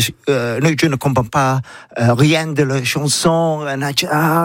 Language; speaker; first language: French; non-native, learner; English